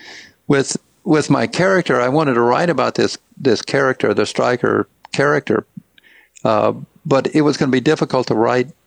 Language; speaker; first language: English; native; English